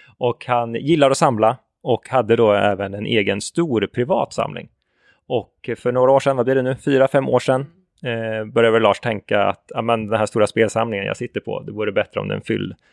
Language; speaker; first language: Swedish; native; Swedish